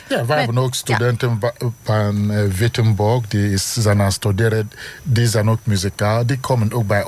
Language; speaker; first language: Dutch; non-native, learner; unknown